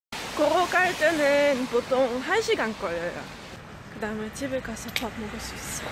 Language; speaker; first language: Korean; non-native, learner; Dutch